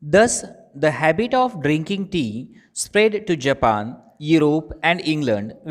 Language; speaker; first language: English; non-native, local second language; Marathi